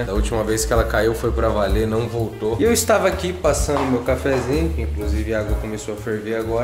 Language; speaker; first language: Portuguese; native; Portuguese